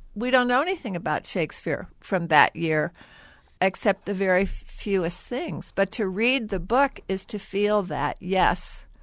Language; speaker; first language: English; native; English